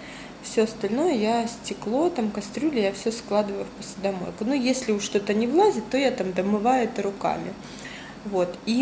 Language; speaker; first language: Russian; native; Russian